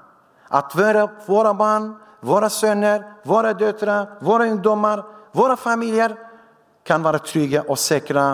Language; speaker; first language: Swedish; non-native, fluent; Syriac